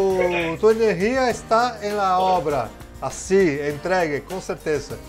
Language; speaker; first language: Spanish; non-native, learner; Portuguese